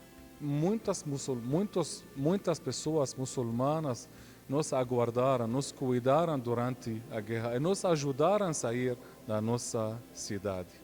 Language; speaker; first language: Portuguese; non-native, fluent; Arabic